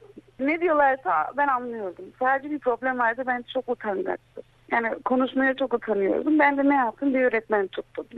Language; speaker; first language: Turkish; early bilingual, heritage; Turkish